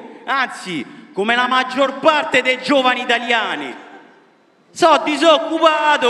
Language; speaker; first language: Italian; early bilingual, other home language; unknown